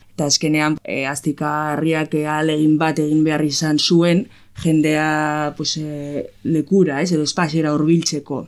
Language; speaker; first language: Basque; native; Basque